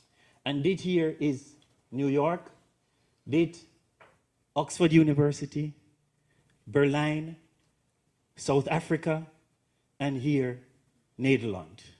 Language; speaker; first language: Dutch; non-native, learner; English